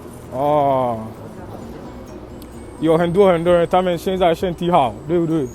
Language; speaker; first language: Chinese; non-native, learner; English